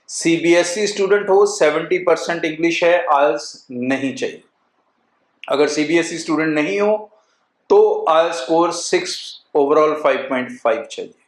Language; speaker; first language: Hindi; non-native, local second language; Punjabi